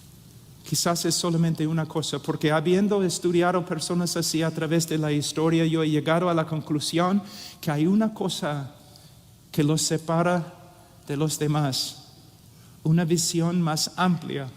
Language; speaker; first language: Spanish; non-native, fluent; English